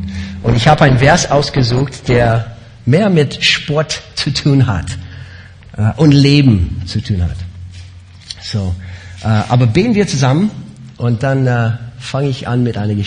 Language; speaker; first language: German; non-native, fluent; English